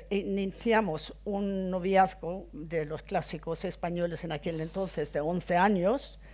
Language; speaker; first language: Spanish; non-native, fluent; Swedish